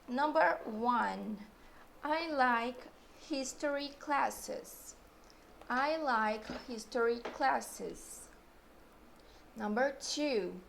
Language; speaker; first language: English; non-native, fluent; Portuguese